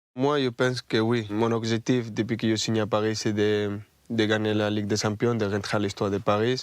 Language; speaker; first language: French; non-native, fluent; Spanish